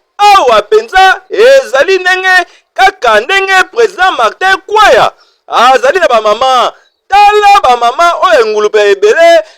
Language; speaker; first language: Lingala; native; Lingala